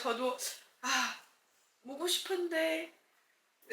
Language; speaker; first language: Korean; non-native, fluent; Chinese